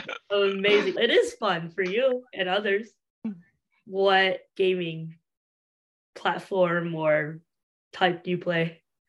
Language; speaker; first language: English; early bilingual, other home language; Chinese